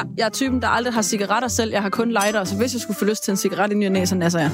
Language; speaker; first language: Danish; native; Danish